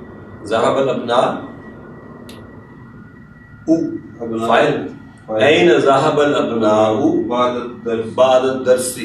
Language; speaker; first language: Arabic; non-native, fluent; Urdu